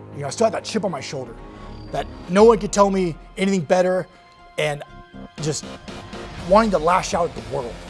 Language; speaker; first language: English; native; English